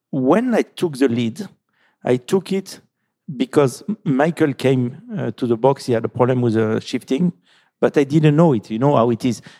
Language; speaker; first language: English; non-native, fluent; French